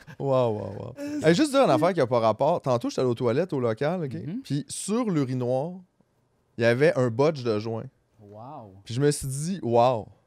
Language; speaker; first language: French; native; French